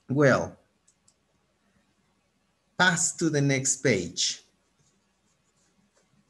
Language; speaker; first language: English; non-native, fluent; Spanish